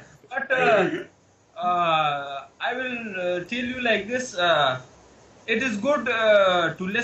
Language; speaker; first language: English; non-native, learner; Pashto